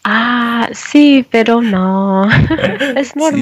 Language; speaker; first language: Spanish; non-native, learner; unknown